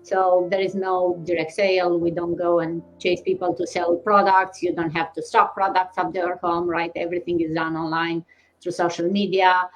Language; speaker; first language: English; non-native, fluent; Romanian